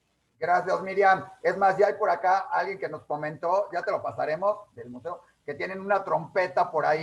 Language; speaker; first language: Spanish; native; Spanish